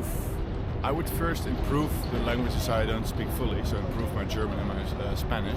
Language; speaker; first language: English; non-native, fluent; Dutch